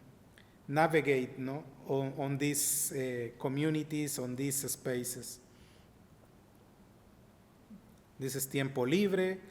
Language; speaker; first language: English; non-native, learner; Spanish